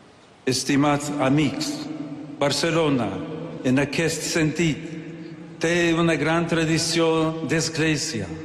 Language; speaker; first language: Catalan; non-native, learner; English